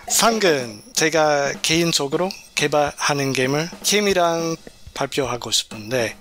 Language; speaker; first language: Korean; non-native, learner; English